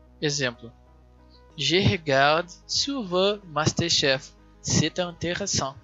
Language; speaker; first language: French; non-native, learner; Portuguese